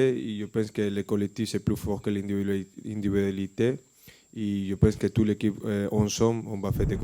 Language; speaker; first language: French; non-native, fluent; Spanish